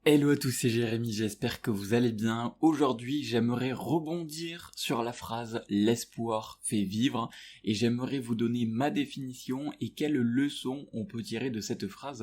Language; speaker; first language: French; native; French